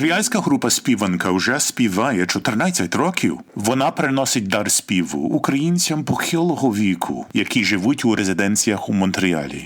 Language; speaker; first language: Ukrainian; early bilingual, heritage; English